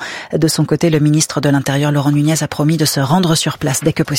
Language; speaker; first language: French; native; French